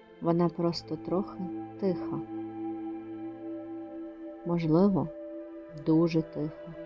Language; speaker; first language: Ukrainian; native; Ukrainian